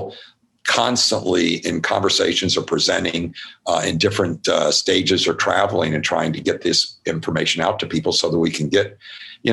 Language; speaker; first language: English; native; English